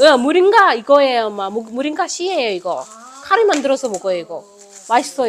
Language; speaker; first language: Korean; non-native, learner; Malayalam